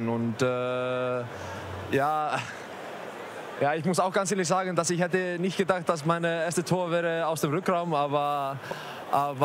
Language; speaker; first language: German; non-native, fluent; Icelandic